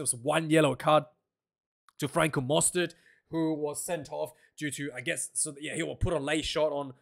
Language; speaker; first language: English; non-native, local second language; Afrikaans